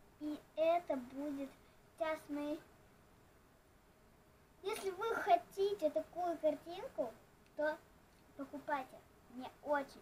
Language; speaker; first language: Russian; non-native, local second language; Ukrainian